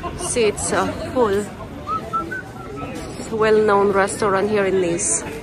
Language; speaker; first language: English; non-native, local second language; Filipino